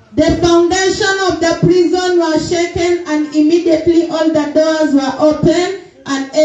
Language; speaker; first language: English; non-native, local second language; Swahili